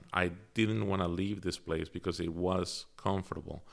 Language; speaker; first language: English; early bilingual, other home language; Spanish